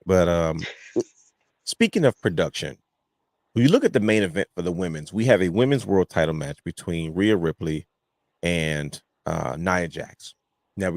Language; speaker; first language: English; native; English